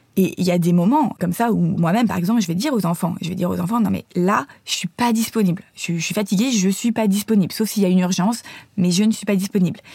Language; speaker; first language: French; native; French